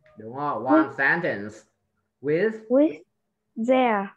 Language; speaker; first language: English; non-native, fluent; Vietnamese